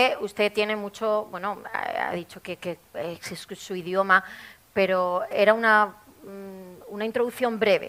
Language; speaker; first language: Spanish; native; Spanish